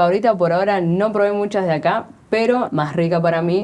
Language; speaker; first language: Spanish; native; Spanish